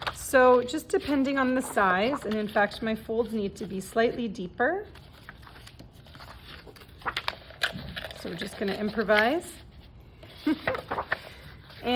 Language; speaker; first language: English; native; English